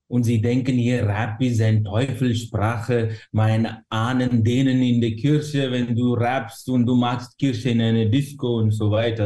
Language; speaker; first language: German; non-native, fluent; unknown